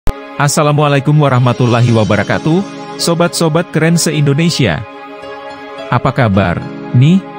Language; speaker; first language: Indonesian; native; Indonesian